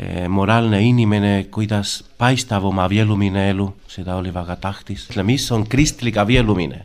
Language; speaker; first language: Estonian; non-native, learner; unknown